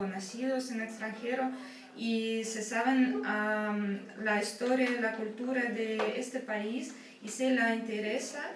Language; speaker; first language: Spanish; early bilingual, heritage; Spanish